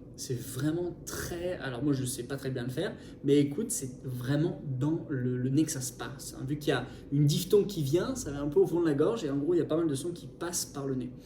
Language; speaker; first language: French; native; French